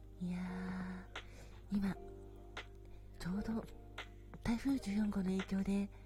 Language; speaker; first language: Japanese; native; Japanese